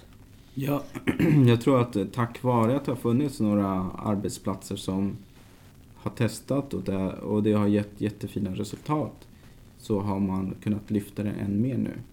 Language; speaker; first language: Swedish; native; Swedish